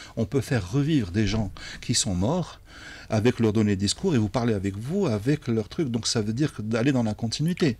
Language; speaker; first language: French; non-native, local second language; Arabic